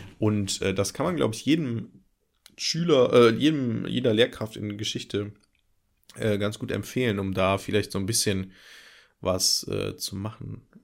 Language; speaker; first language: German; native; German